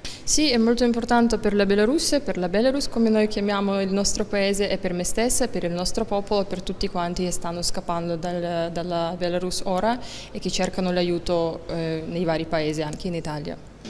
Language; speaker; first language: Italian; non-native, fluent; Russian